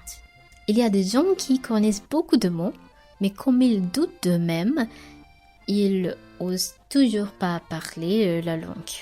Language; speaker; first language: French; non-native, fluent; Sinhala